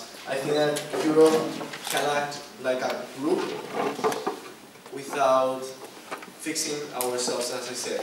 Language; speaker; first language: English; non-native, learner; Spanish